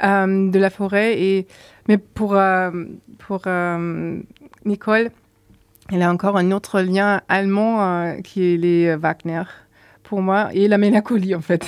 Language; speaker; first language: French; non-native, fluent; German